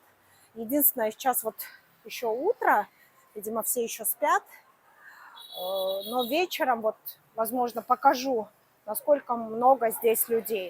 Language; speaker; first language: Russian; native; Russian